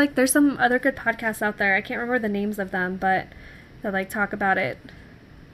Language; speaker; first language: English; native; English